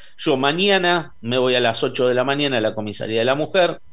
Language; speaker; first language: Spanish; native; Spanish